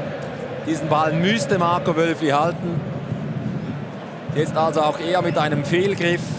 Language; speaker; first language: German; native; German